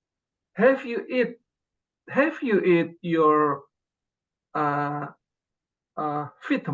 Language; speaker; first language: English; non-native, learner; Indonesian